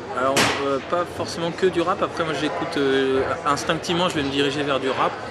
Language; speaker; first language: French; native; French